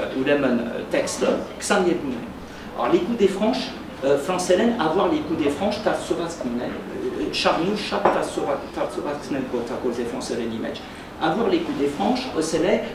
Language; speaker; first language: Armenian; early bilingual, heritage; Armenian